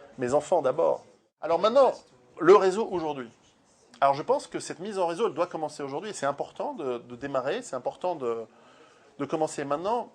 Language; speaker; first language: French; early bilingual, other home language; Italian